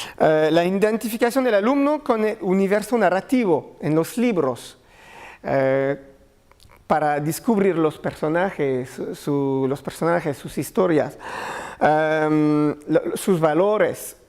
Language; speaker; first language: Spanish; non-native, learner; French